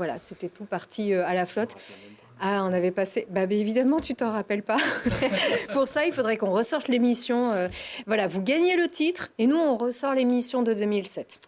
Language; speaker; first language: French; native; French